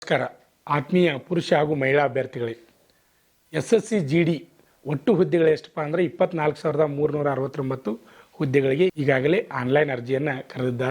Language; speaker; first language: Kannada; native; Kannada